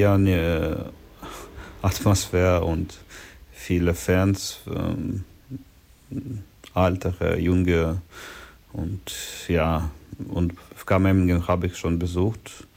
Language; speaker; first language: German; non-native, learner; Ukrainian